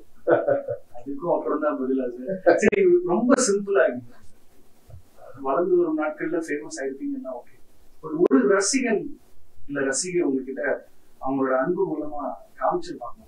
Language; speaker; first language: Tamil; native; Tamil